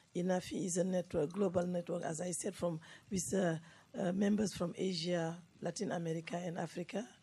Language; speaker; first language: English; non-native, fluent; Wolof